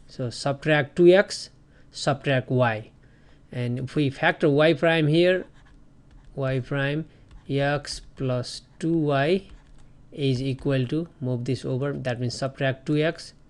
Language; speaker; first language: English; non-native, fluent; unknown